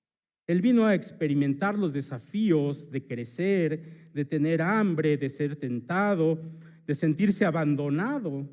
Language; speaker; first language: Spanish; native; Spanish